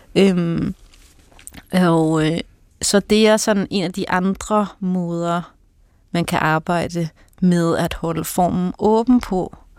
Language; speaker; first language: Danish; native; Danish